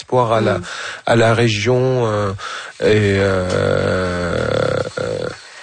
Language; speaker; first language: French; non-native, fluent; Arabic